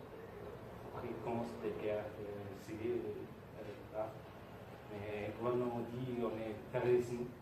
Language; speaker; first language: French; non-native, learner; Tamil